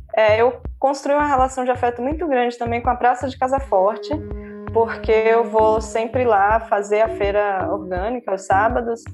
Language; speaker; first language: Portuguese; native; Portuguese